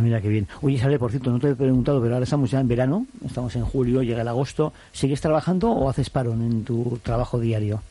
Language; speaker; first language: Spanish; native; Spanish